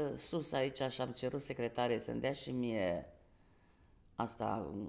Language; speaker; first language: Romanian; native; Romanian